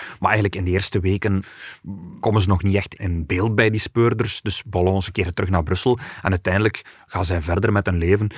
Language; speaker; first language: Dutch; native; Dutch